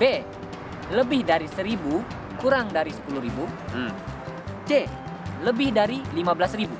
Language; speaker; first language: Indonesian; native; Indonesian